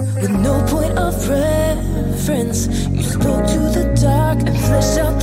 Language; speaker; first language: English; non-native, local second language; Akan